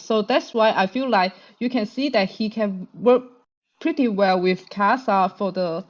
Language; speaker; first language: English; non-native, fluent; Chinese